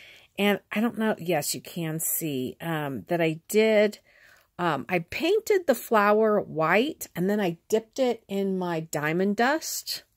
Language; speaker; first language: English; native; English